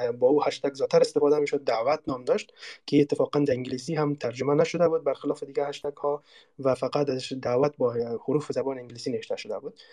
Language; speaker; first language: Persian; native; Persian